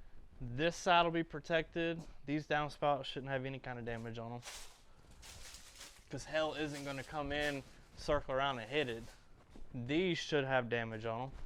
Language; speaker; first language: English; native; English